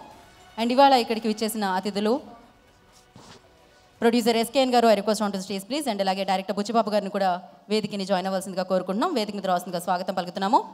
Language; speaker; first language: Telugu; native; Telugu